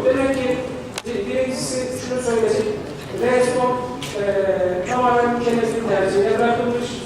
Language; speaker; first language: Turkish; native; Turkish